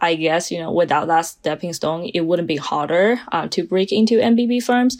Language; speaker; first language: English; non-native, fluent; Chinese